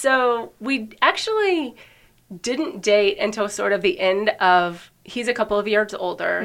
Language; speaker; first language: English; native; English